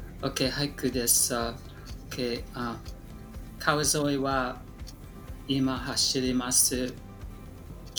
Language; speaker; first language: Japanese; non-native, learner; English